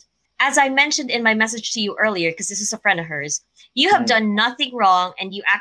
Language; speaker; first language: English; non-native, local second language; Filipino